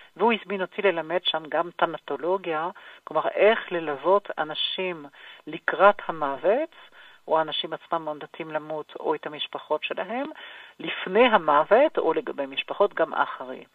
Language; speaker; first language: Hebrew; non-native, fluent; French